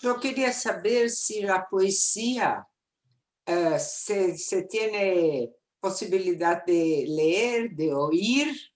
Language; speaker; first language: Spanish; non-native, fluent; Portuguese